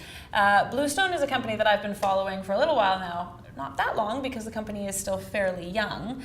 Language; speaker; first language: English; native; English